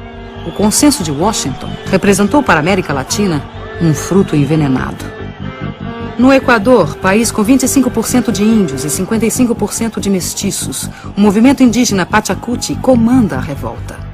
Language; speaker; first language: Portuguese; native; Portuguese